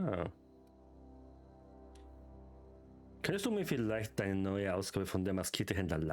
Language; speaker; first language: German; native; German